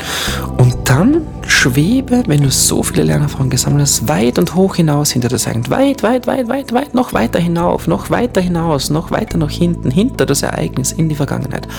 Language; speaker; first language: German; native; German